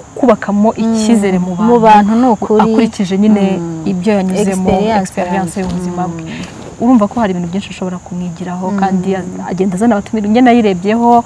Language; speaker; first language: Kinyarwanda; native; Kinyarwanda